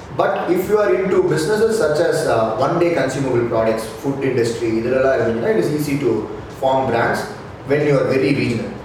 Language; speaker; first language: English; non-native, local second language; Tamil